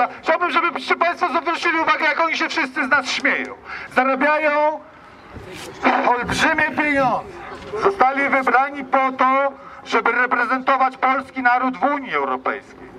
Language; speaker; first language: Polish; native; Polish